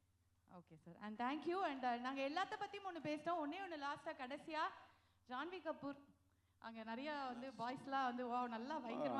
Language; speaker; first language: Tamil; native; Tamil